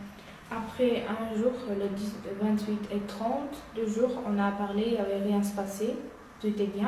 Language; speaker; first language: French; non-native, learner; Uyghur